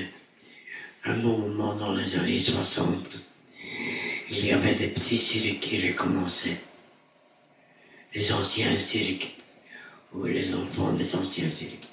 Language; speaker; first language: French; non-native, fluent; Dutch